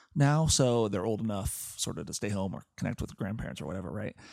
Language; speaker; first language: English; native; English